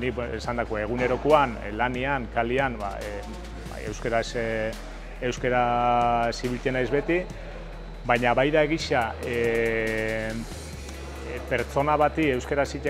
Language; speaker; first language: Basque; native; Basque